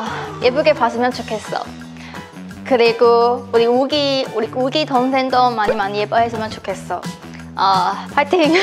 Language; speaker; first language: Korean; non-native, fluent; Chinese